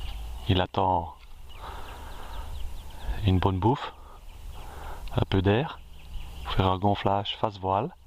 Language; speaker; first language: French; native; French